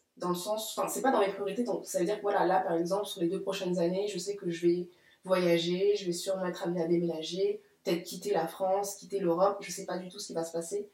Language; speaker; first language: French; native; French